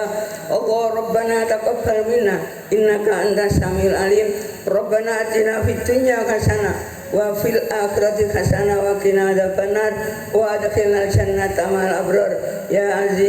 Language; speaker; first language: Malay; non-native, local second language; Javanese